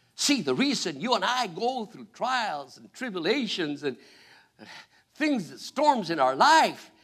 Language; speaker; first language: English; non-native, fluent; Spanish